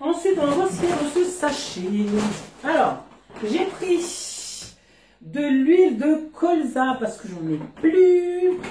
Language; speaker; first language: French; native; French